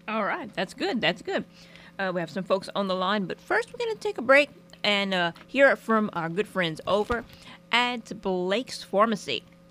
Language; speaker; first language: English; early bilingual, other home language; French